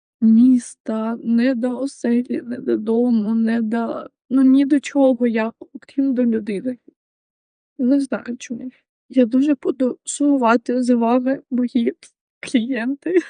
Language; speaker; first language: Ukrainian; native; Ukrainian